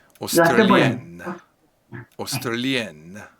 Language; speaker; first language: French; non-native, learner; English